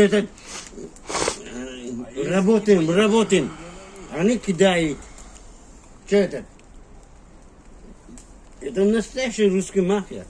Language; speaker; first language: Russian; non-native, local second language; Kyrgyz